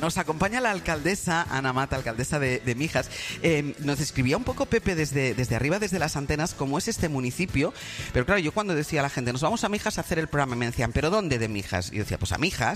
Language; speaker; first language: Spanish; native; Spanish